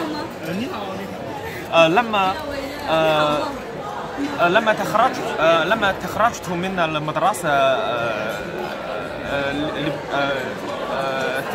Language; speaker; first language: Arabic; non-native, learner; Chinese